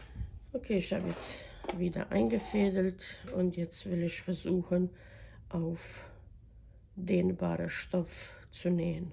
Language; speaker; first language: German; non-native, fluent; Croatian